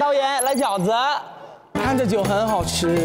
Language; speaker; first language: Chinese; non-native, fluent; Italian